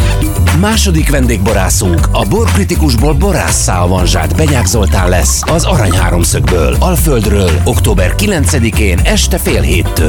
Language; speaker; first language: Hungarian; native; Hungarian